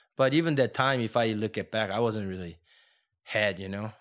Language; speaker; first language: English; non-native, fluent; Korean